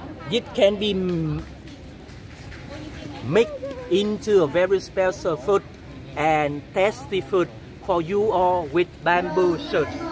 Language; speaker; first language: English; non-native, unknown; Vietnamese